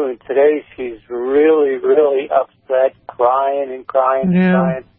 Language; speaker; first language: English; native; English